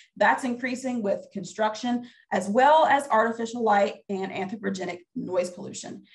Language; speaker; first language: English; native; English